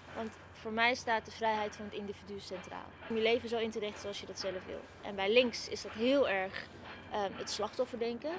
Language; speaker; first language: Dutch; early bilingual, other home language; Turkish